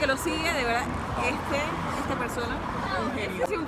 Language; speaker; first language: Spanish; native; Spanish